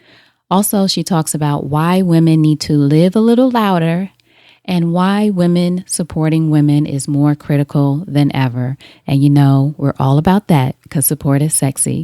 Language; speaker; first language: English; native; English